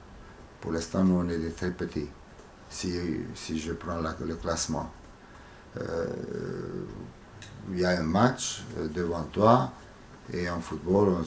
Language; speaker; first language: French; non-native, fluent; Hungarian